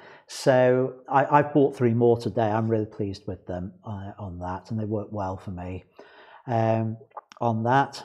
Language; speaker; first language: English; native; English